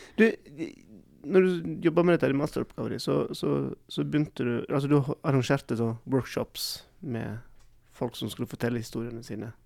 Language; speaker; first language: Norwegian; native; Norwegian